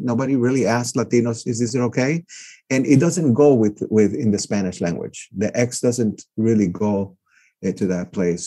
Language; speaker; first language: English; early bilingual, other home language; Spanish